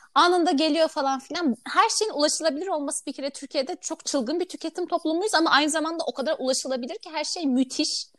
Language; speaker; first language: Turkish; native; Turkish